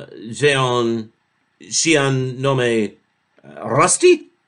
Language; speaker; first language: French; non-native, learner; English